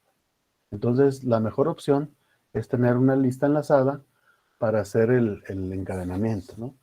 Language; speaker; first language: Spanish; native; Spanish